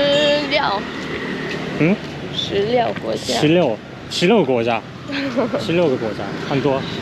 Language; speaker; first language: Chinese; non-native, learner; Vietnamese